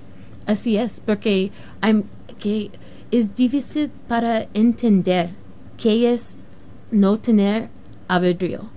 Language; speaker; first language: Spanish; non-native, learner; English